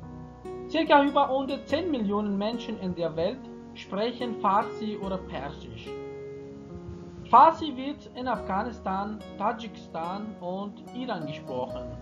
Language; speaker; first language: German; non-native, fluent; Persian